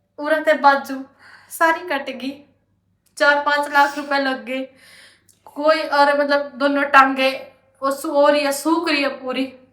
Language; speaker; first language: Hindi; native; Hindi